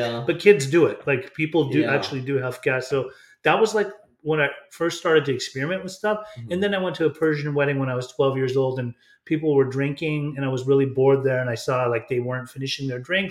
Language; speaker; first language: English; early bilingual, other home language; German